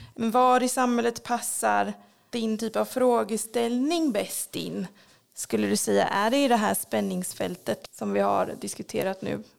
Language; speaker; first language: Swedish; native; Swedish